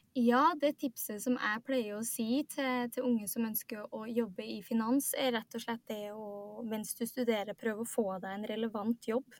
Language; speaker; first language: Norwegian; native; Norwegian